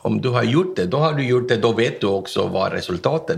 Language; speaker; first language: Swedish; non-native, fluent; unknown